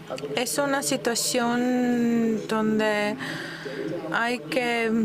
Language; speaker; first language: Spanish; non-native, fluent; German